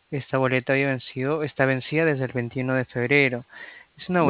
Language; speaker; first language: Spanish; native; Spanish